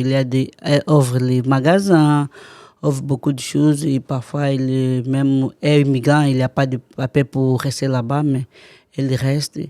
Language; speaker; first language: French; non-native, learner; Portuguese